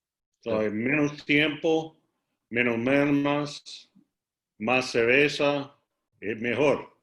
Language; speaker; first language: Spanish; non-native, learner; English